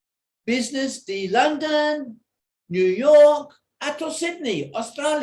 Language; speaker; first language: Indonesian; non-native, fluent; English